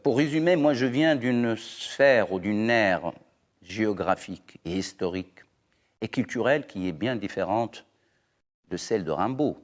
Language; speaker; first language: French; non-native, local second language; Arabic